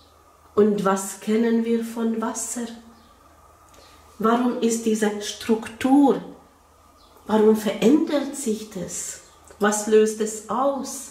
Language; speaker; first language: German; non-native, fluent; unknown